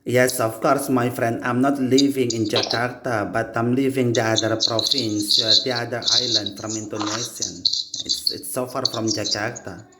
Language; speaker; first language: English; non-native, learner; Indonesian